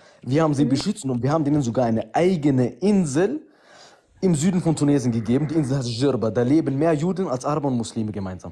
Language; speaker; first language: German; early bilingual, other home language; Arabic